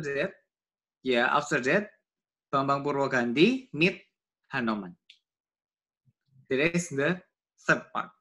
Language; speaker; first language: English; non-native, learner; Indonesian